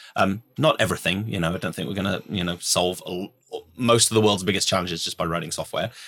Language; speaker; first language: English; native; English